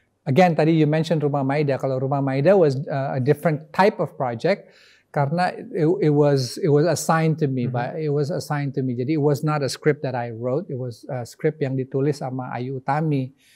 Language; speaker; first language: English; early bilingual, other home language; Indonesian